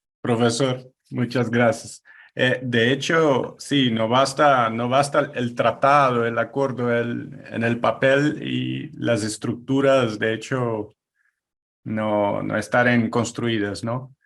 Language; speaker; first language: Spanish; non-native, fluent; Portuguese